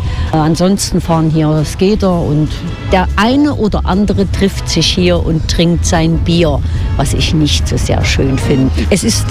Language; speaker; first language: German; native; German